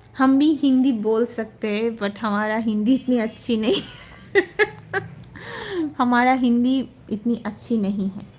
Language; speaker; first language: Hindi; non-native, learner; Bangla